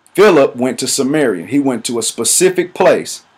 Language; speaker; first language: English; native; English